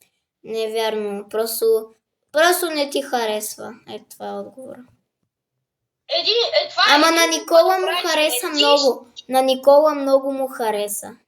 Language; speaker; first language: Bulgarian; native; Bulgarian